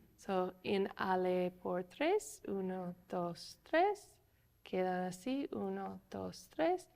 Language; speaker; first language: Spanish; non-native, fluent; English